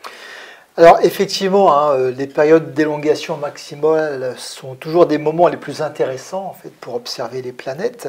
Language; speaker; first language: French; native; French